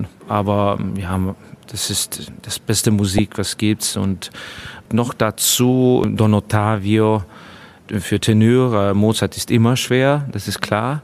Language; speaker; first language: German; non-native, fluent; Estonian